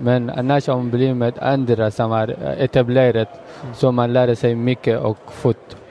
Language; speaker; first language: Swedish; non-native, learner; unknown